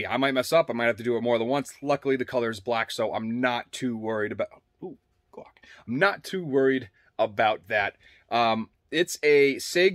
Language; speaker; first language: English; native; English